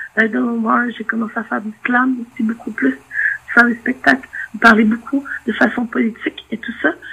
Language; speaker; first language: French; non-native, local second language; Innu-aimun